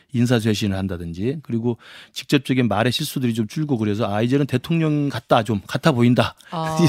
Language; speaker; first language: Korean; native; Korean